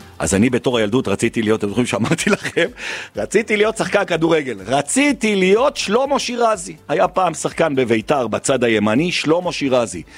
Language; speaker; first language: Hebrew; native; Hebrew